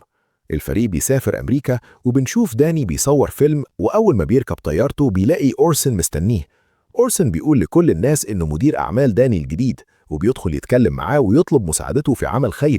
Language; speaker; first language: Arabic; native; Arabic